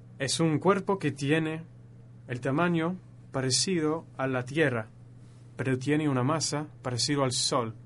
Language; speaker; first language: Spanish; non-native, fluent; English